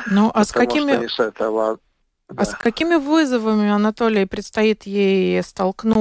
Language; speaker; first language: Russian; native; Russian